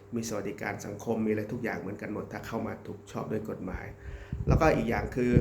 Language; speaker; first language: Thai; native; Thai